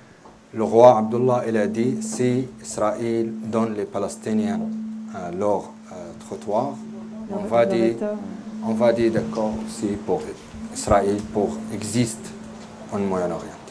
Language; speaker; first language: French; non-native, learner; Arabic